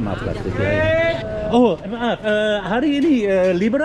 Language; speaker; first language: Indonesian; non-native, learner; English